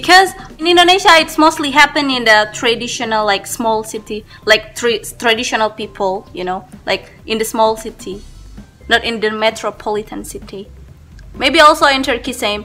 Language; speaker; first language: English; non-native, learner; Indonesian